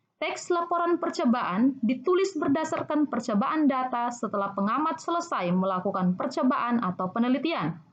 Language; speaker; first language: Indonesian; native; Indonesian